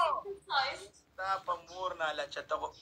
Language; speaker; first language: English; non-native, learner; Pashto